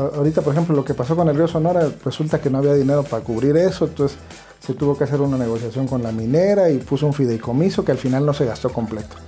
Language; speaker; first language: Spanish; native; Spanish